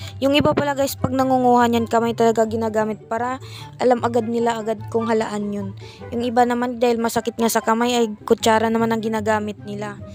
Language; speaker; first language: Filipino; non-native, local second language; Cebuano